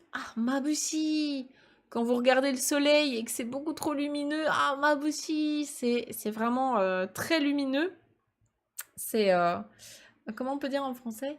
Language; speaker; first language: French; native; French